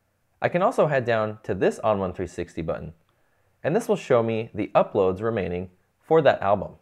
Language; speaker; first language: English; native; English